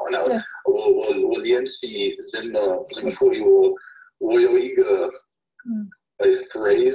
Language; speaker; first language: Chinese; non-native, fluent; English